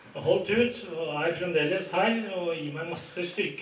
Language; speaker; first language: Norwegian; early bilingual, other home language; Urdu